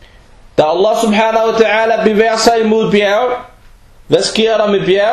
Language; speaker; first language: Danish; early bilingual, other home language; Arabic